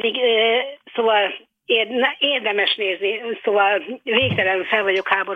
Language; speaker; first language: Hungarian; native; Hungarian